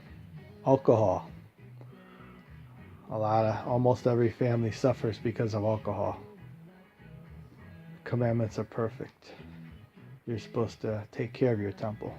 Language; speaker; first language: English; native; English